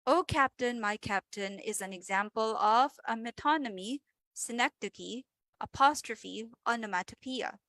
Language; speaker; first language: English; non-native, local second language; Filipino